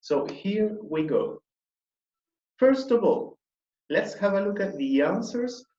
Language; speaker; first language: English; non-native, fluent; Spanish